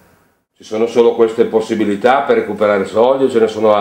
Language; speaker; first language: Italian; native; Italian